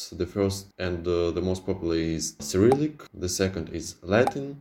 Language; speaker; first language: English; non-native, fluent; Belarusian